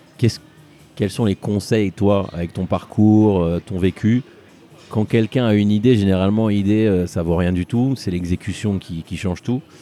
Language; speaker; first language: French; native; French